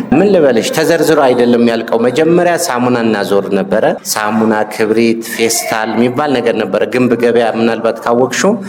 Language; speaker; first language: Amharic; non-native, local second language; Sebat Bet Gurage